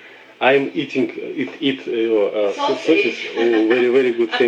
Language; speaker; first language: English; non-native, learner; Russian